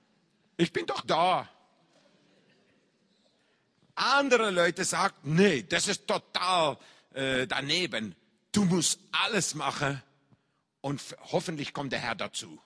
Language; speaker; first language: German; non-native, fluent; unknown